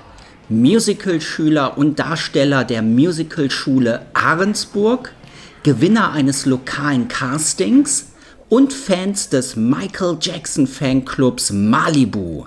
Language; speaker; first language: German; native; German